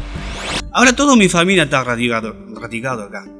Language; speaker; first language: Spanish; non-native, learner; Chinese